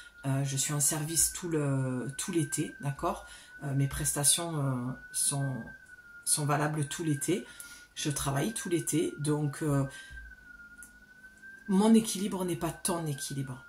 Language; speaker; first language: French; native; French